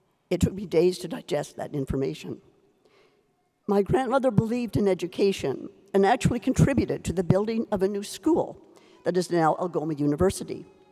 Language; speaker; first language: English; native; English